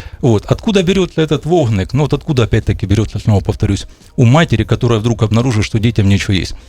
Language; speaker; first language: Russian; native; Russian